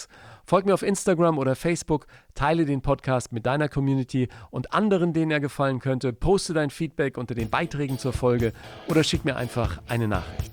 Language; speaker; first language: German; native; German